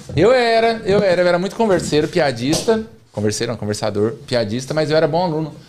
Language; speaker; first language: Portuguese; native; Portuguese